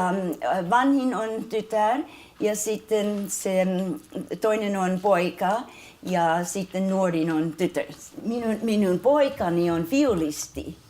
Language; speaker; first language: Finnish; non-native, learner; English